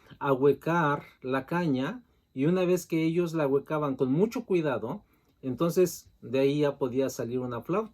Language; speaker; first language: Spanish; native; Spanish